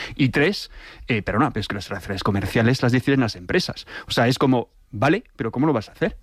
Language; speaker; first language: Spanish; non-native, fluent; French